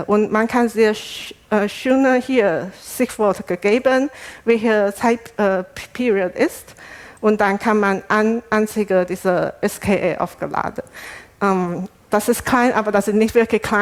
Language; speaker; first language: German; non-native, learner; Chinese